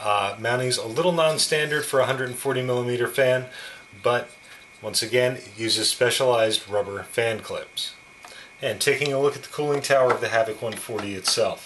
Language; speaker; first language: English; native; English